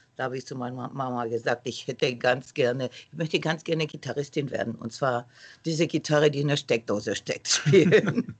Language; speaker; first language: German; non-native, fluent; Romanian